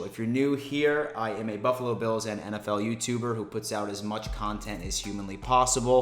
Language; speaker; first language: English; native; English